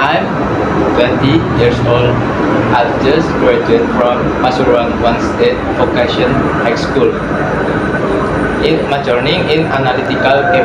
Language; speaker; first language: English; non-native, learner; Indonesian